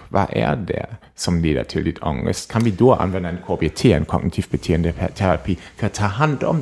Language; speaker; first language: Swedish; non-native, fluent; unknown